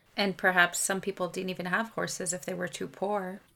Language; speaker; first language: English; non-native, fluent; French